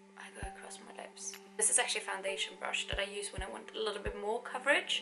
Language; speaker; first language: English; non-native, fluent; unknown